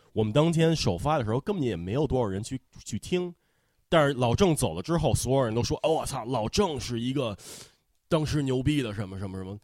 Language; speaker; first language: Chinese; early bilingual, heritage; Chinese